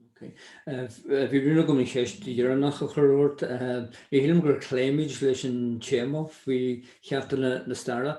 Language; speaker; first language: Irish; non-native, local second language; English